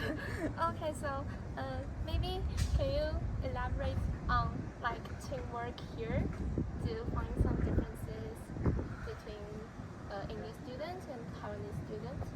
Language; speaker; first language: English; non-native, fluent; Chinese